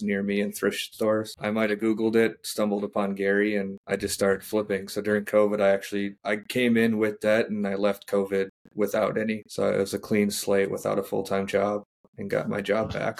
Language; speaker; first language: English; native; English